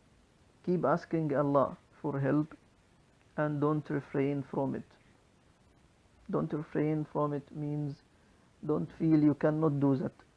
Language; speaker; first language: English; non-native, local second language; Arabic